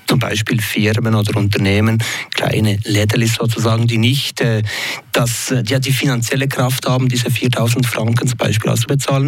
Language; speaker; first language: German; native; German